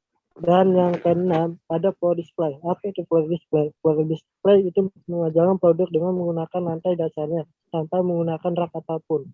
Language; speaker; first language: Indonesian; native; Indonesian